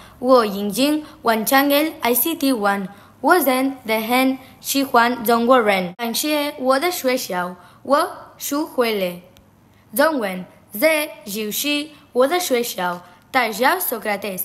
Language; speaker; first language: Chinese; non-native, learner; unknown